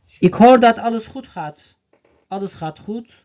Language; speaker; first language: Dutch; non-native, learner; Turkish